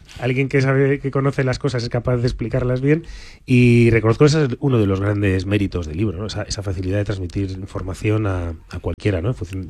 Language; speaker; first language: Spanish; native; Spanish